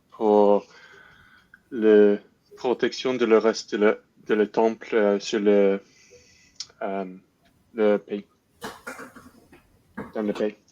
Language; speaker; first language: French; non-native, learner; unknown